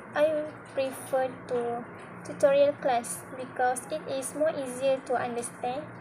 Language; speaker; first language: English; non-native, local second language; Malay